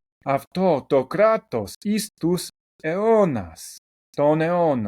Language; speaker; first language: Greek; non-native, fluent; English